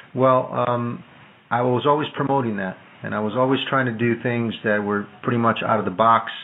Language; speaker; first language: English; non-native, fluent; Italian